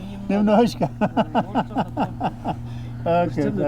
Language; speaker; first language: Russian; non-native, learner; Urdu